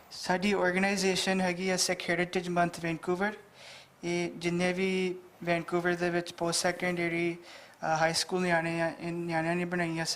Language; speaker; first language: Punjabi; early bilingual, heritage; Punjabi